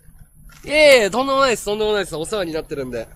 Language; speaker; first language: Japanese; native; Japanese